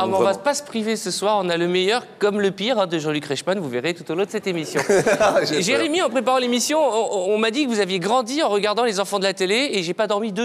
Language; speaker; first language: French; native; French